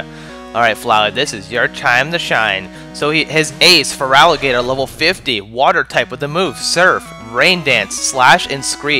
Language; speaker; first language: English; native; English